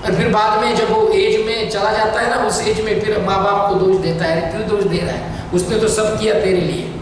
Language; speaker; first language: Hindi; non-native, local second language; Marathi